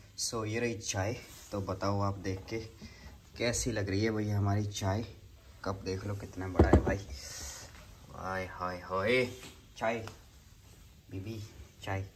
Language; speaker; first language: Hindi; native; Hindi